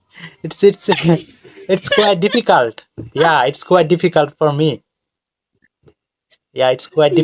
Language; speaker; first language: English; non-native, fluent; Bangla